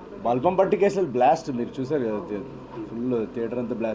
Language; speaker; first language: Telugu; native; Telugu